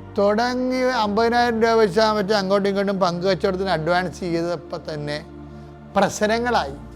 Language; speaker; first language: Malayalam; native; Malayalam